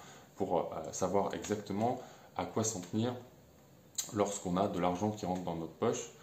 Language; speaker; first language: French; native; French